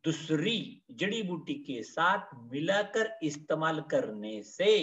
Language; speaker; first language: Hindi; non-native, local second language; Marathi